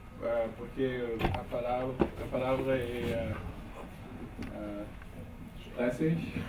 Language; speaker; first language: Portuguese; non-native, fluent; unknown